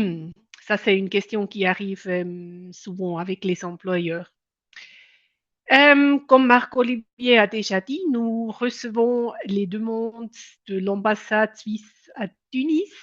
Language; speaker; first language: French; non-native, local second language; German